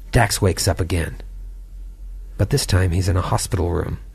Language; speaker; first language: English; native; English